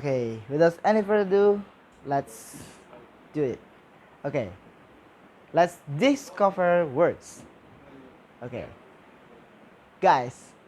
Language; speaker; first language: English; non-native, learner; Indonesian